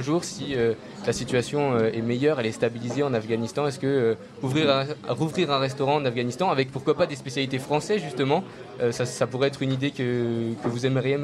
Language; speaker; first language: French; native; French